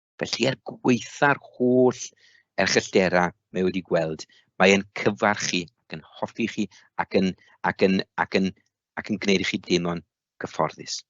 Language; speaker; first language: Welsh; native; Welsh